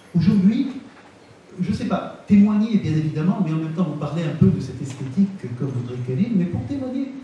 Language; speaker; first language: French; non-native, local second language; Arabic